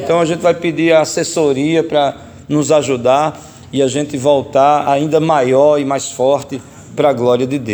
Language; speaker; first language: Portuguese; native; Portuguese